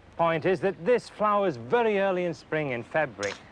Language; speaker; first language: English; native; English